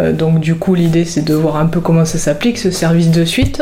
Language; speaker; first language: French; native; French